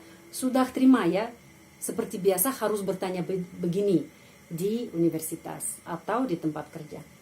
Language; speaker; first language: Indonesian; non-native, fluent; Russian